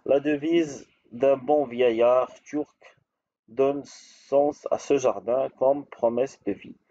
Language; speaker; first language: French; non-native, local second language; Arabic